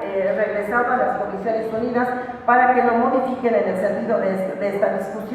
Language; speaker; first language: Spanish; native; Spanish